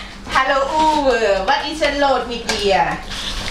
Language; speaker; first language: German; non-native, learner; Thai